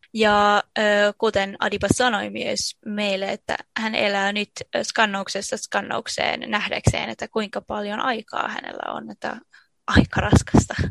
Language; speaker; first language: Finnish; native; Finnish